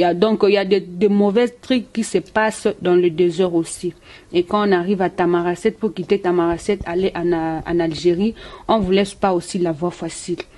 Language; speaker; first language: French; non-native, local second language; Lingala